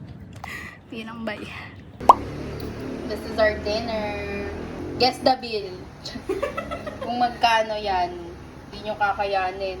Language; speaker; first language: Filipino; native; Filipino